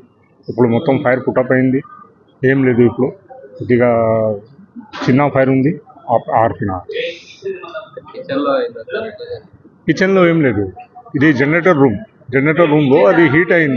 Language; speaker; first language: Telugu; non-native, local second language; Urdu